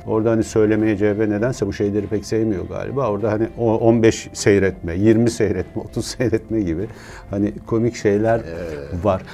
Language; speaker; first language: Turkish; native; Turkish